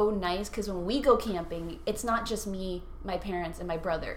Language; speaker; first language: English; native; English